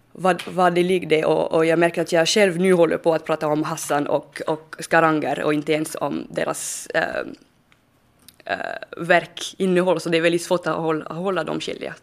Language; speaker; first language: Swedish; non-native, fluent; French